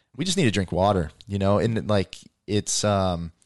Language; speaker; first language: English; native; English